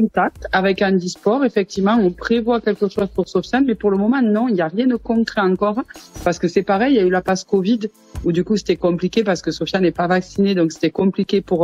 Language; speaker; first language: French; native; French